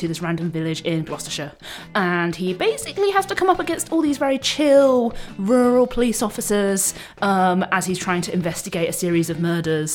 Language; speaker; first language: English; native; English